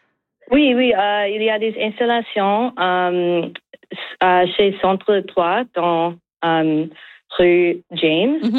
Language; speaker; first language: French; non-native, learner; English